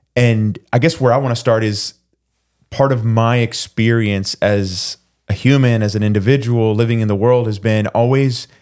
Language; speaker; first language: English; early bilingual, other home language; Spanish